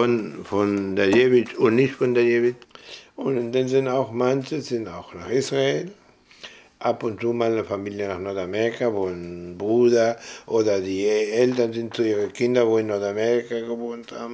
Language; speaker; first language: German; early bilingual, heritage; German